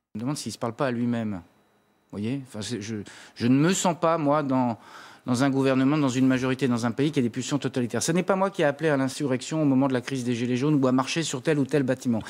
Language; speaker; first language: French; native; French